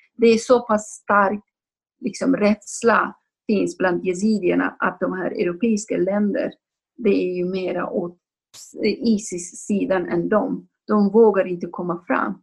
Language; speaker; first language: Swedish; non-native, fluent; Kurdish